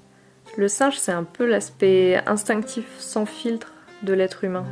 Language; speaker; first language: French; native; French